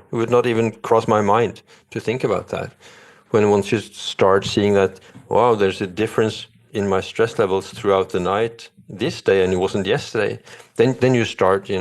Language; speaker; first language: English; non-native, fluent; Norwegian